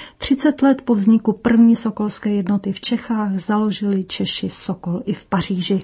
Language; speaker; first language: Czech; native; Czech